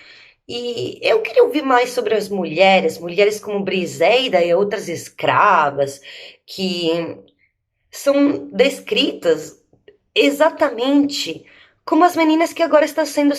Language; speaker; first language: Portuguese; native; Portuguese